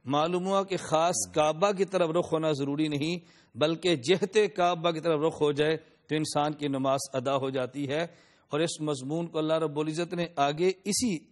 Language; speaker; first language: Urdu; non-native, local second language; Punjabi